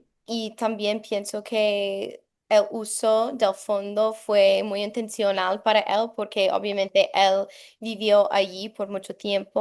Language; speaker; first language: Spanish; non-native, fluent; English